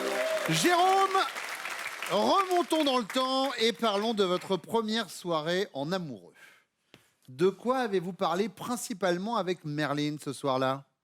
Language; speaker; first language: French; native; French